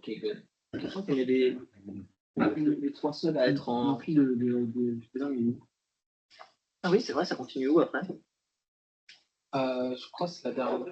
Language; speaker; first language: French; native; French